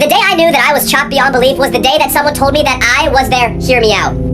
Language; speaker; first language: English; native; English